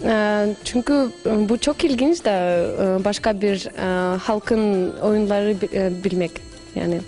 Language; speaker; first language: Turkish; non-native, fluent; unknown